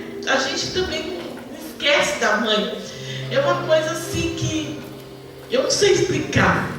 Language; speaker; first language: Portuguese; native; Portuguese